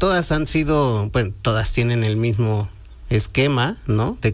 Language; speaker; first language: Spanish; native; Spanish